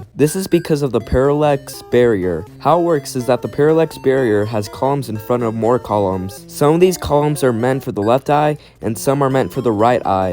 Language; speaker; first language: English; native; English